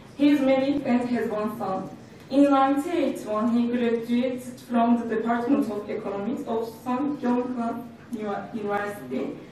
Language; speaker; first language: English; non-native, fluent; Turkish